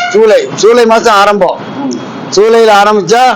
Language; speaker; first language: Tamil; native; Tamil